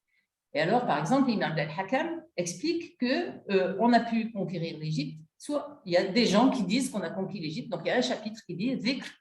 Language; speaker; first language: French; native; French